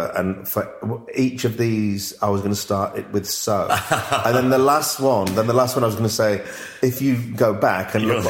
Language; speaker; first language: English; native; English